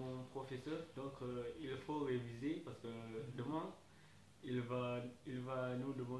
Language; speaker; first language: French; non-native, learner; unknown